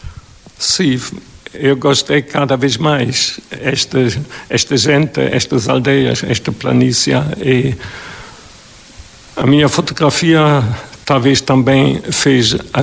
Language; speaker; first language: Portuguese; non-native, fluent; German